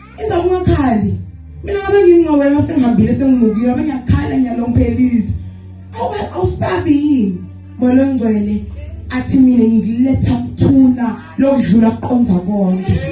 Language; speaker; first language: Zulu; non-native, local second language; Swati